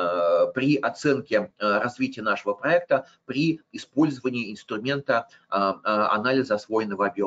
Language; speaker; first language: Russian; native; Russian